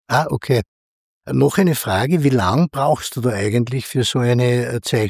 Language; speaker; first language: German; native; German